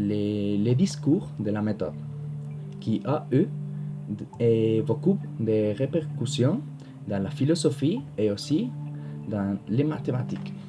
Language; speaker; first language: French; non-native, learner; Spanish